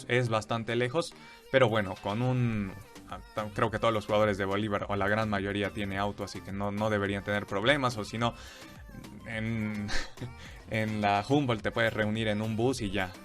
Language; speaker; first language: Spanish; native; Spanish